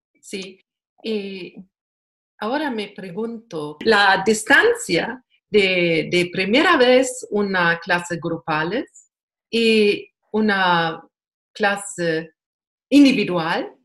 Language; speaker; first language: Spanish; non-native, learner; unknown